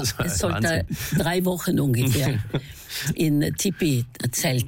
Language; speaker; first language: German; non-native, fluent; Norwegian